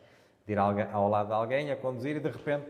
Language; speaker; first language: Portuguese; native; Portuguese